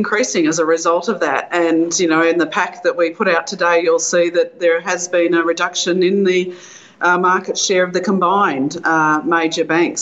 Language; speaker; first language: English; native; English